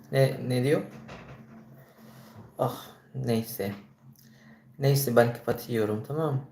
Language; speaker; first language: Turkish; non-native, learner; Filipino